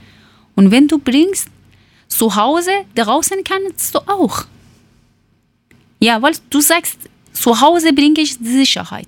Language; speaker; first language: German; non-native, learner; Persian